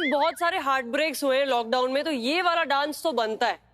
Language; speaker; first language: Hindi; native; Hindi